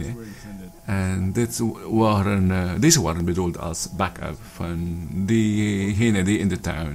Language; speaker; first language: Dutch; non-native, learner; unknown